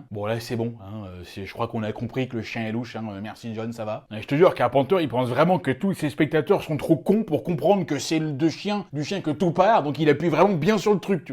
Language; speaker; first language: French; native; French